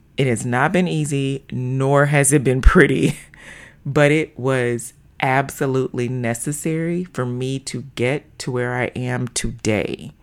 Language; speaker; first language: English; native; English